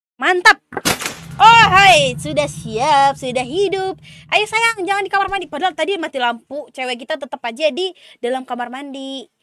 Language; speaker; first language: Indonesian; non-native, local second language; Minangkabau